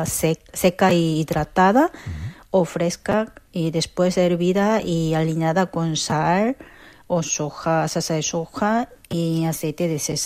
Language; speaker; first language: Spanish; non-native, fluent; Korean